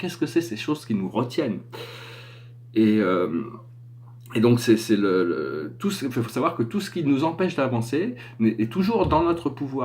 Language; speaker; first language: French; native; French